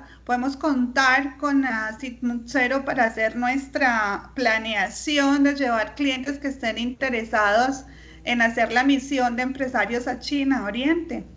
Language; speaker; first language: Spanish; native; Spanish